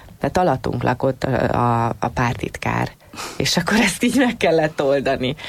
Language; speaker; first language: Hungarian; native; Hungarian